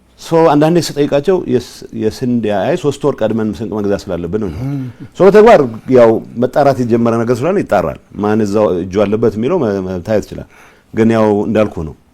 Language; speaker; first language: Amharic; non-native, local second language; Tigrinya